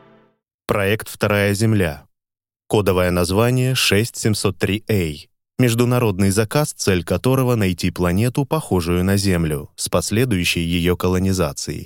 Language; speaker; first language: Russian; native; Russian